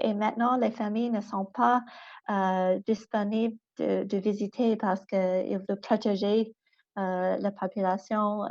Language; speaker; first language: French; non-native, local second language; English